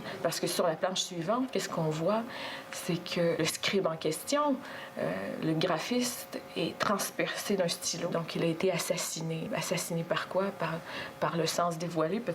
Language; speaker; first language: French; native; French